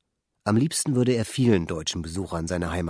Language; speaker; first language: German; native; German